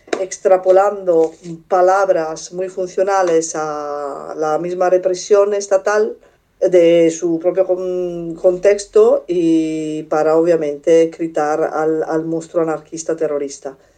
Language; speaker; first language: Spanish; non-native, fluent; Italian